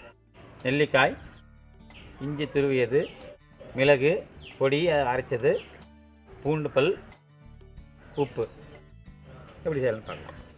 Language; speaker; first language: Tamil; native; Tamil